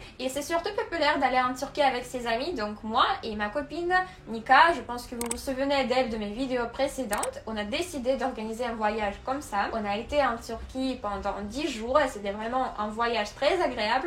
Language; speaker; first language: French; non-native, fluent; Russian